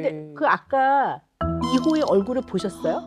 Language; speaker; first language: Korean; native; Korean